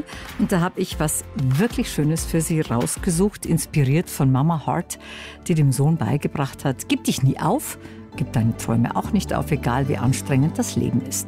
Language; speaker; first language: German; native; German